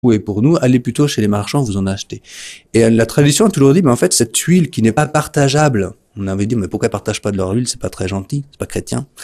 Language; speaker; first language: French; native; French